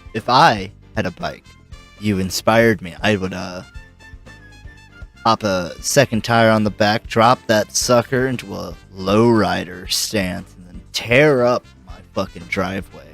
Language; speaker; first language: English; native; English